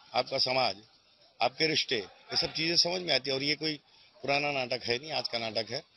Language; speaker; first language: Hindi; native; Hindi